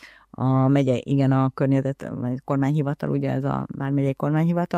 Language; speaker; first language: Hungarian; native; Hungarian